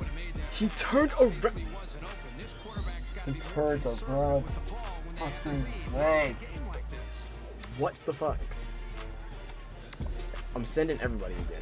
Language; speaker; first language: English; native; English